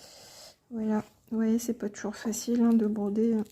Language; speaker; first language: French; native; French